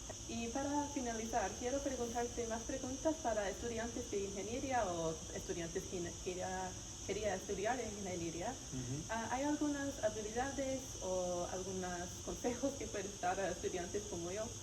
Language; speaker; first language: Spanish; non-native, learner; English